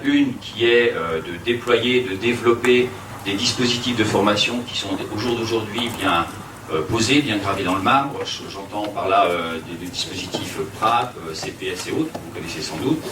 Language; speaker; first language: French; native; French